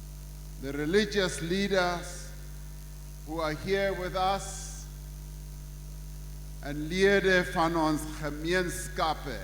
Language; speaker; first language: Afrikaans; non-native, local second language; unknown